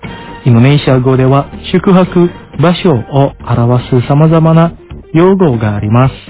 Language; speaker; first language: Japanese; non-native, fluent; Indonesian